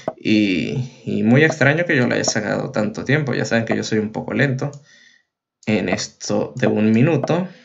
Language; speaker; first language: Spanish; native; Spanish